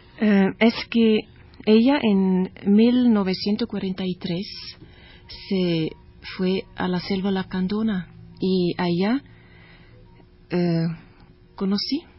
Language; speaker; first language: Spanish; non-native, learner; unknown